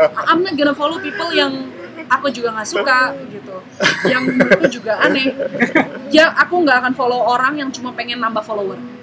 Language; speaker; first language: Indonesian; native; Indonesian